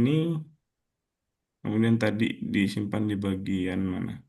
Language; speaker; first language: Indonesian; native; Indonesian